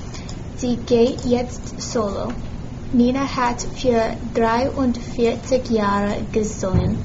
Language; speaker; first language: German; non-native, learner; English